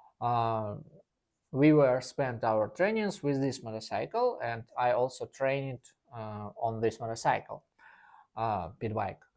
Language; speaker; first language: English; non-native, learner; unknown